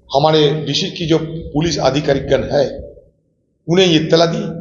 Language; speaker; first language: Hindi; non-native, local second language; Bangla